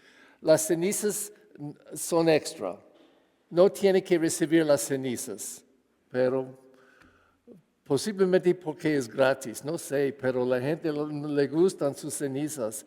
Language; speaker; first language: Spanish; non-native, fluent; English